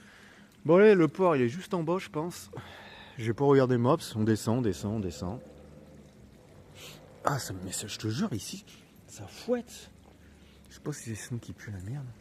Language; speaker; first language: French; native; French